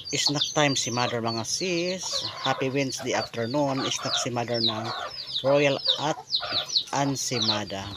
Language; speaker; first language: Filipino; native; Filipino